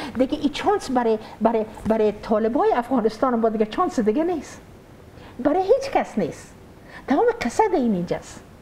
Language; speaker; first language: Persian; native; Persian